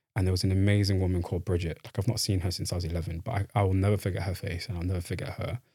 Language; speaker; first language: English; native; English